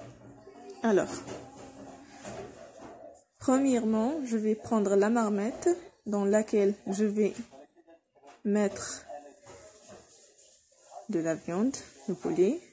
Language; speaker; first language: French; non-native, local second language; Arabic